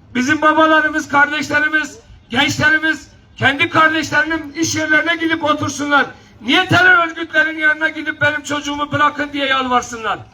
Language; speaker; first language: Turkish; non-native, local second language; Kurdish